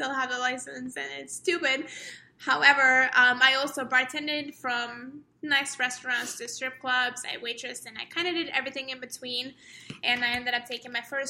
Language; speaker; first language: English; non-native, fluent; Estonian